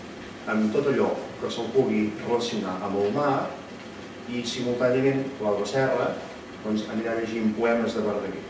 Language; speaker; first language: Catalan; native; Catalan